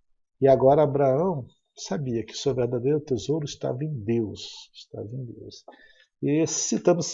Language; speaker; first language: Portuguese; native; Portuguese